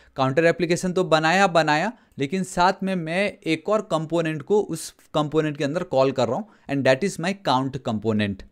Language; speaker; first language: Hindi; non-native, local second language; Nepali